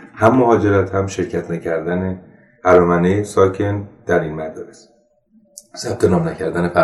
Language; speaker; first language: Persian; non-native, local second language; Armenian